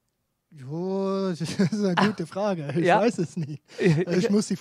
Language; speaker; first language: German; non-native, fluent; English